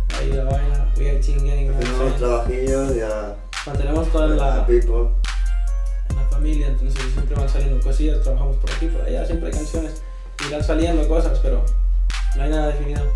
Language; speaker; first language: Spanish; early bilingual, other home language; English